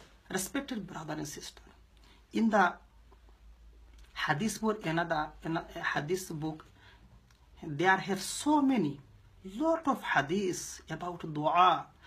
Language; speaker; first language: English; non-native, local second language; Bangla